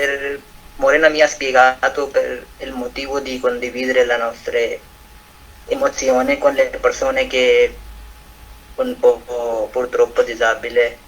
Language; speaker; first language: Italian; non-native, learner; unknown